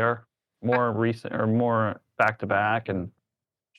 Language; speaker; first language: English; native; English